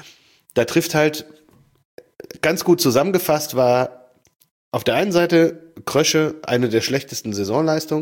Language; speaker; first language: German; native; German